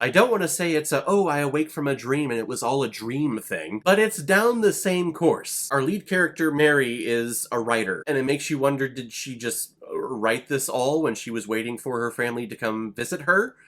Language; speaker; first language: English; native; English